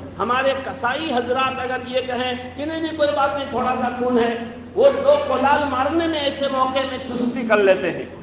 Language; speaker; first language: Urdu; non-native, local second language; Bangla